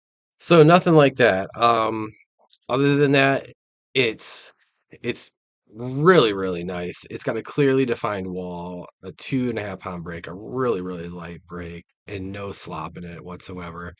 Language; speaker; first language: English; native; English